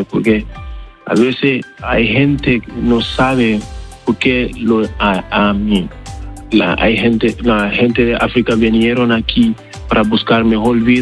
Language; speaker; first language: Spanish; non-native, learner; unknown